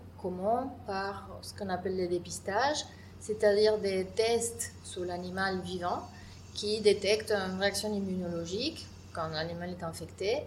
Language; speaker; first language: French; non-native, fluent; Spanish